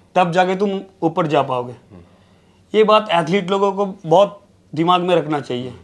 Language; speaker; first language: Hindi; non-native, local second language; Bangla